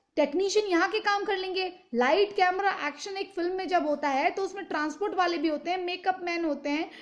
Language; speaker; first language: Hindi; native; Hindi